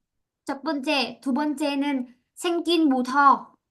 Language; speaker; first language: Korean; non-native, learner; Vietnamese